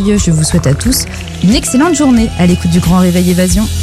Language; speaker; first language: French; native; French